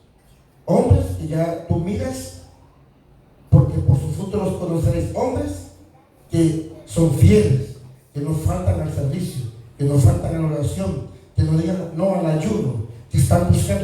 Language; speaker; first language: Spanish; native; Spanish